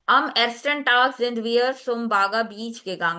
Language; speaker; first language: German; non-native, learner; Hindi